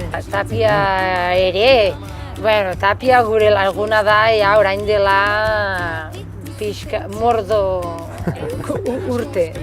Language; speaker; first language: Basque; non-native, local second language; Catalan